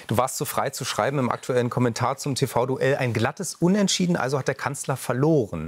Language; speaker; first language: German; native; German